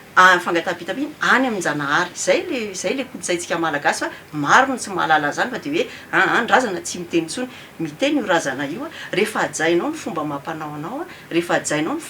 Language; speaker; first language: Malagasy; early bilingual, heritage; Malagasy